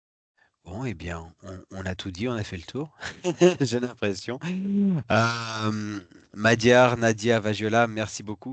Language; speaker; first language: French; native; French